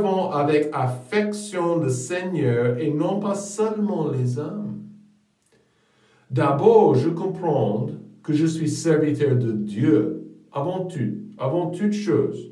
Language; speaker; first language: French; non-native, fluent; English